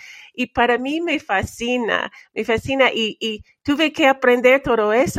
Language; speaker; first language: Spanish; non-native, fluent; English